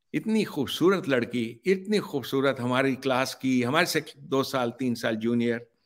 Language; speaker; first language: Urdu; native; Urdu